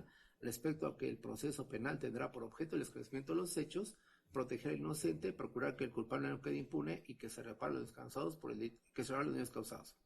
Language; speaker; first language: Spanish; native; Spanish